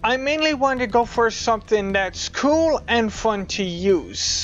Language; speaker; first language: English; native; English